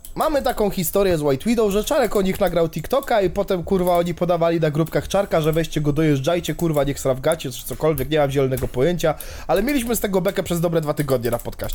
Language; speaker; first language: Polish; native; Polish